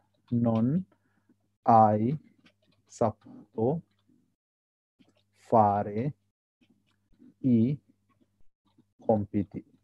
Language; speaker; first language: Italian; non-native, fluent; Sinhala